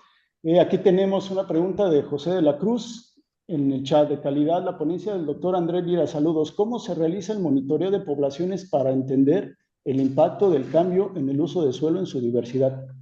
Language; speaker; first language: Spanish; native; Spanish